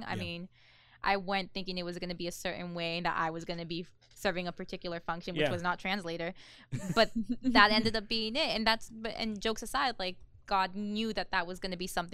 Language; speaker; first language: English; non-native, fluent; Spanish